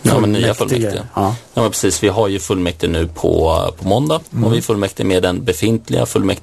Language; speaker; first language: Swedish; native; Swedish